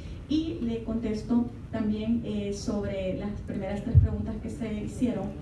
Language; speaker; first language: Spanish; native; Spanish